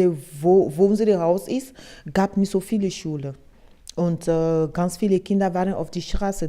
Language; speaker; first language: German; non-native, fluent; Ewe